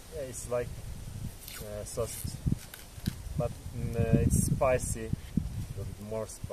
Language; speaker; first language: English; non-native, learner; Turkish